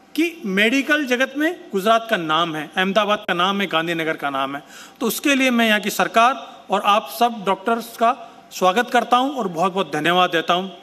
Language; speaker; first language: Hindi; native; Hindi